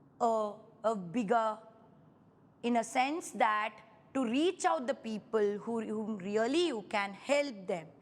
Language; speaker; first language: English; non-native, local second language; Kannada